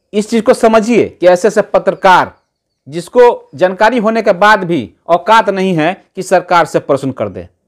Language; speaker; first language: Hindi; native; Hindi